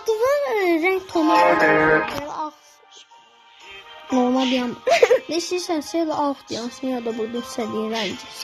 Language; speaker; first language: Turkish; non-native, learner; Azerbaijani